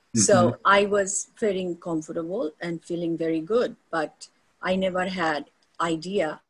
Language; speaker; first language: English; non-native, local second language; Bangla